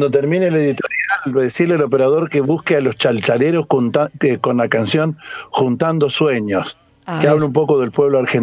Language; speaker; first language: Spanish; native; Spanish